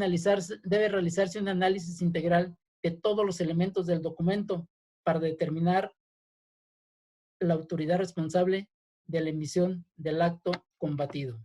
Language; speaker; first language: Spanish; native; Spanish